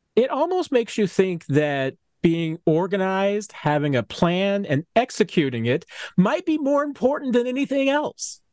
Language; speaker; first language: English; native; English